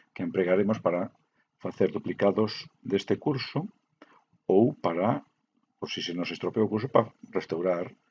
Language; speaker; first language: Galician; non-native, local second language; Spanish